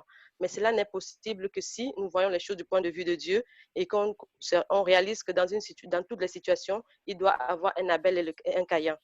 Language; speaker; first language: French; native; French